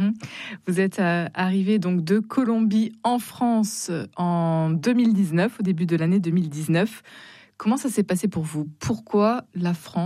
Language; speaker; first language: French; native; French